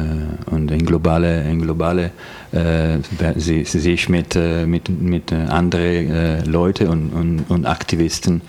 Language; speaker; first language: German; non-native, fluent; Italian